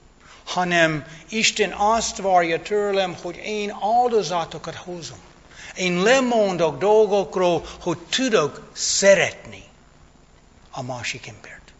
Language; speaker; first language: Hungarian; non-native, fluent; English